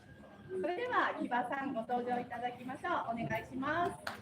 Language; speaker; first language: Japanese; native; Japanese